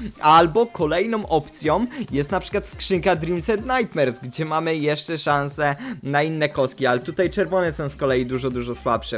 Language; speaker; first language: Polish; native; Polish